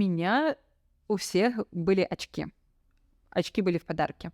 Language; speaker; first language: Russian; native; Russian